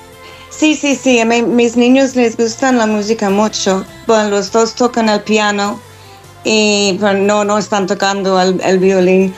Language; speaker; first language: Spanish; non-native, fluent; English